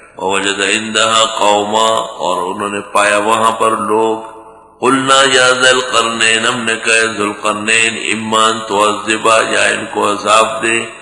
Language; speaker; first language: Urdu; non-native, local second language; Pashto